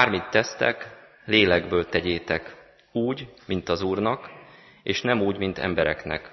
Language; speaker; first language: Hungarian; native; Hungarian